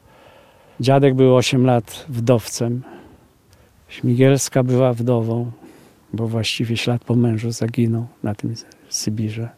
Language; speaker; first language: Polish; native; Polish